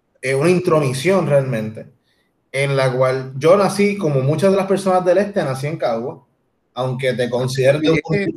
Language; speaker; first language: Spanish; native; Spanish